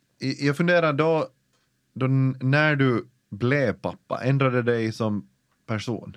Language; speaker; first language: Swedish; native; Swedish